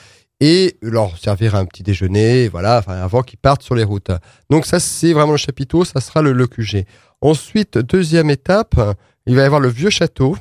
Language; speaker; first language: French; native; French